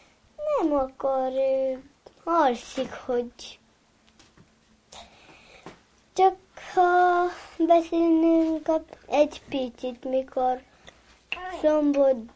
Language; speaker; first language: Hungarian; early bilingual, heritage; Hungarian